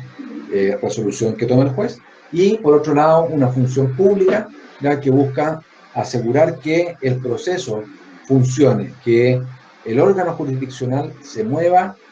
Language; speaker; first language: Spanish; native; Spanish